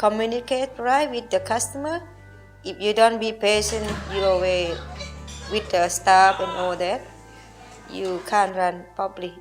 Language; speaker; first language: English; non-native, learner; Thai